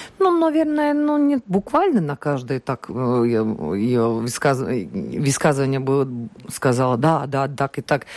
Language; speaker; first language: Russian; non-native, local second language; Latvian